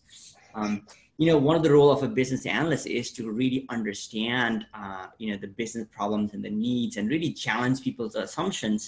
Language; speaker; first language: English; non-native, local second language; Nepali